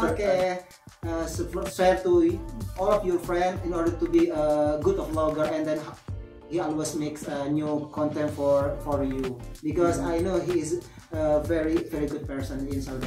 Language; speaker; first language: English; non-native, learner; Indonesian